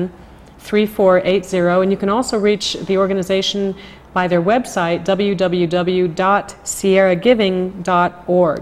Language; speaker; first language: English; native; English